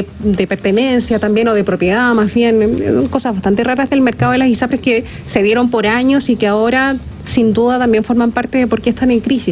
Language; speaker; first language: Spanish; native; Spanish